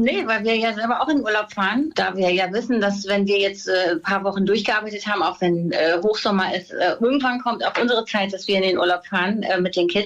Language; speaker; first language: German; native; German